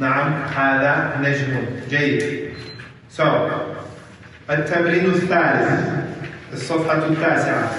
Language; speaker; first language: Arabic; non-native, fluent; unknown